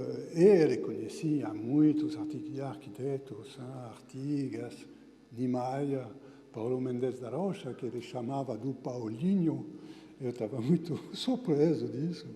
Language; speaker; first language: Portuguese; non-native, fluent; French